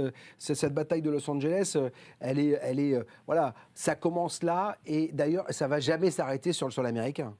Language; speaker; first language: French; native; French